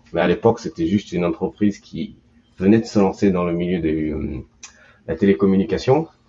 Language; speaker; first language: French; early bilingual, heritage; French